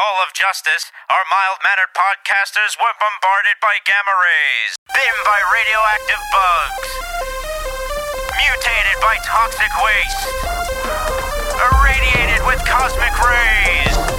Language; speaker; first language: English; non-native, fluent; French